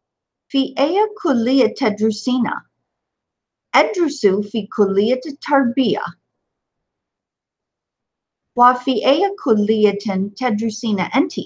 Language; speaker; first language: Arabic; non-native, fluent; English